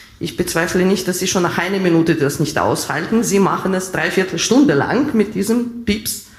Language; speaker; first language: German; non-native, fluent; Russian